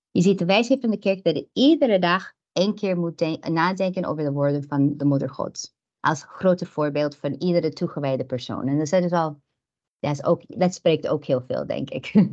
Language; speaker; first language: Dutch; non-native, fluent; English